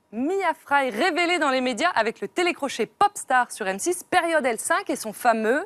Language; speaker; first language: French; native; French